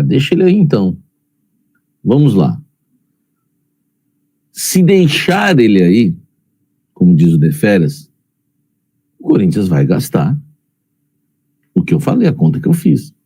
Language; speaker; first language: Portuguese; native; Portuguese